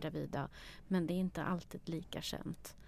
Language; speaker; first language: Swedish; native; Swedish